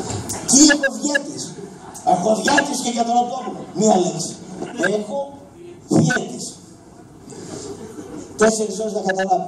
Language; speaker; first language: Greek; native; Greek